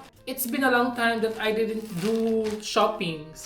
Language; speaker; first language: English; non-native, local second language; Filipino